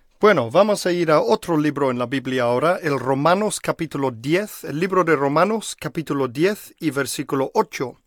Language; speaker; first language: Spanish; non-native, fluent; English